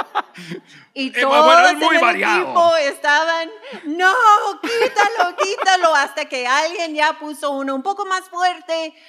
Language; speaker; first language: Spanish; non-native, fluent; English